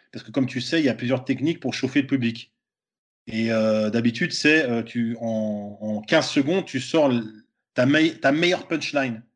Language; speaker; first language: French; native; French